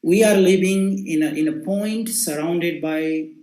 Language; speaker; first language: English; non-native, local second language; Nepali